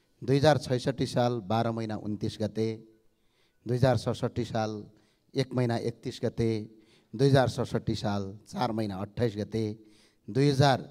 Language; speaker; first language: Nepali; native; Nepali